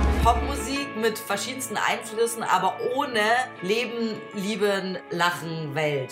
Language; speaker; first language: German; native; German